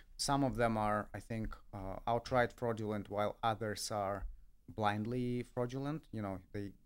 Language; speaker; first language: English; non-native, fluent; Russian